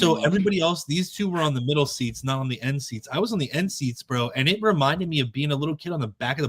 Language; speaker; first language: English; native; English